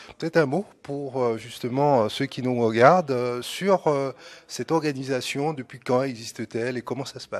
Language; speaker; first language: French; native; French